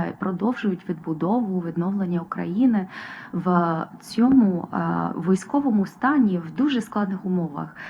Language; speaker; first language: Ukrainian; non-native, fluent; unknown